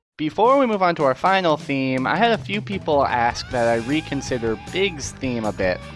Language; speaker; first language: English; native; English